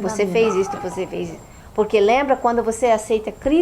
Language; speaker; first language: Portuguese; non-native, fluent; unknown